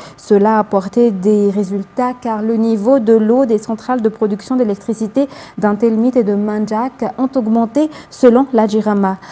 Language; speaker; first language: French; non-native, local second language; Malagasy